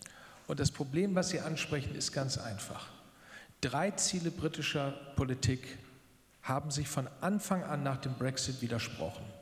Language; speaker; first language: German; native; German